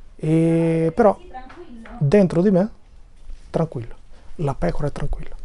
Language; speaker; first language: Italian; non-native, fluent; Albanian